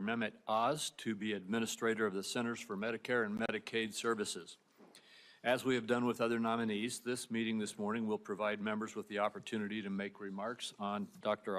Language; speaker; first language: English; native; English